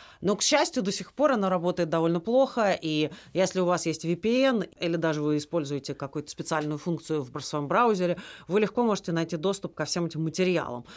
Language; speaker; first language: Russian; native; Russian